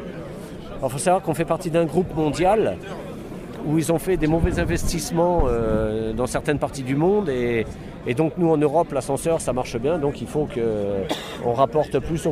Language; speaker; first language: French; native; French